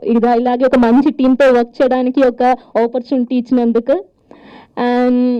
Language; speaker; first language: Telugu; non-native, learner; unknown